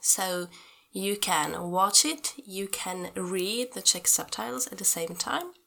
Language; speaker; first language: English; non-native, fluent; Czech